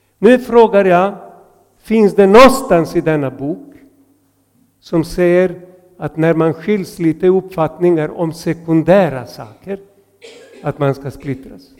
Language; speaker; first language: Swedish; non-native, fluent; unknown